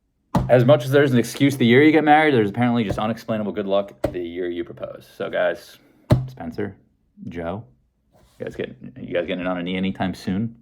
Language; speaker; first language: English; native; English